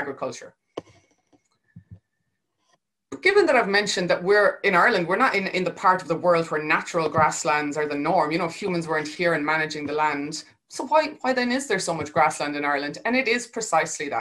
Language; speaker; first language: English; native; English